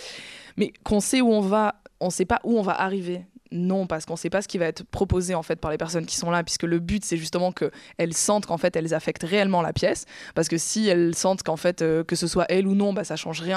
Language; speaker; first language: French; native; French